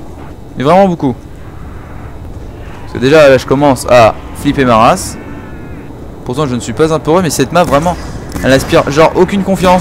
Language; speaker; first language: French; native; French